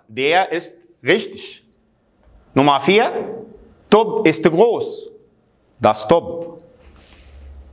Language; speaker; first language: German; non-native, fluent; Arabic